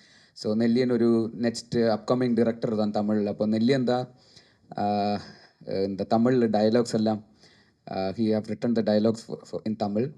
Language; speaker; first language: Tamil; non-native, learner; Malayalam